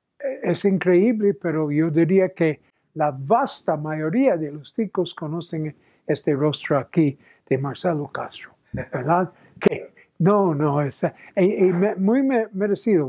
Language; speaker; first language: Spanish; non-native, fluent; English